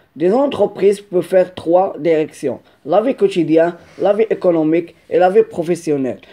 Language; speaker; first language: French; non-native, local second language; Arabic